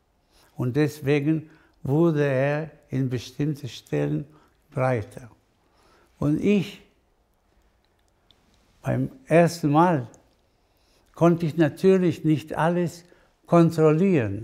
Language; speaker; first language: German; non-native, fluent; Spanish